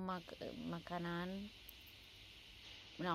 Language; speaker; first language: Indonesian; non-native, learner; Italian